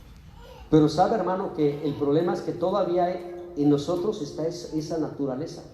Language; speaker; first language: Spanish; native; Spanish